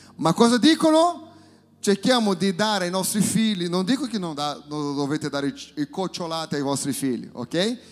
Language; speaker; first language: Italian; non-native, fluent; Portuguese